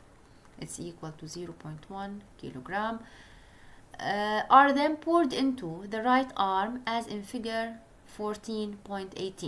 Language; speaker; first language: English; non-native, local second language; Arabic